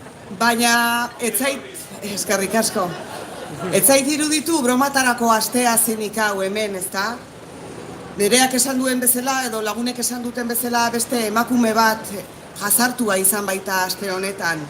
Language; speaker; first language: Basque; native; Basque